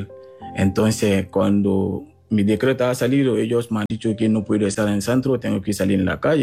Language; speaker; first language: Spanish; non-native, fluent; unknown